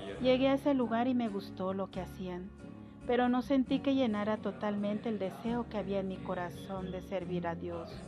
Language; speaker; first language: Spanish; non-native, local second language; Kʼicheʼ